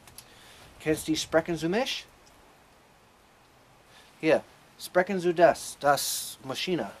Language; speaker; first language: German; non-native, learner; English